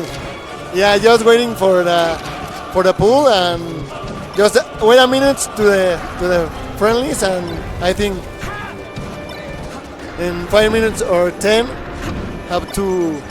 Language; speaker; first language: English; non-native, learner; Spanish